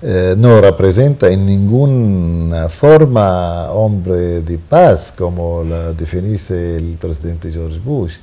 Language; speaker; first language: Spanish; non-native, fluent; Arabic